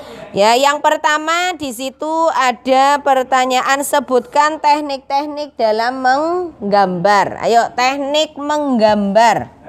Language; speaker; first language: Indonesian; non-native, local second language; Javanese